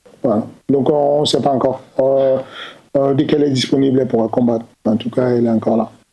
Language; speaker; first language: French; native; French